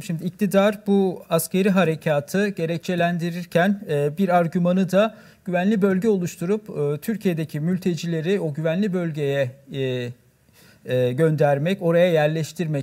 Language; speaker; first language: Turkish; native; Turkish